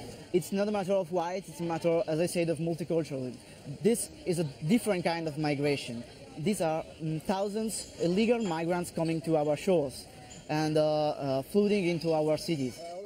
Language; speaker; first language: English; non-native, fluent; Italian